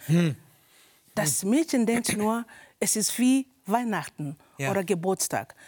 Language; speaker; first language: German; non-native, learner; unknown